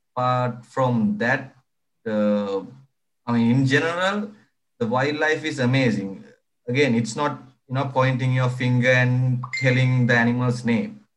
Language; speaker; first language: English; non-native, local second language; Sinhala